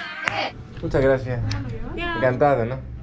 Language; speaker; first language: Spanish; non-native, learner; Greek